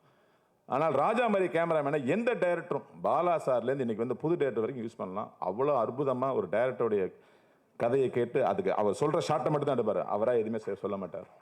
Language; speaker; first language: Tamil; native; Tamil